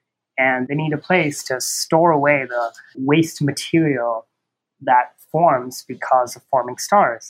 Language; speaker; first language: English; non-native, local second language; Bangla